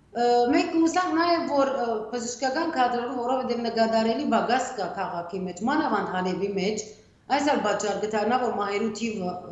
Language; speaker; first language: Armenian; early bilingual, heritage; Armenian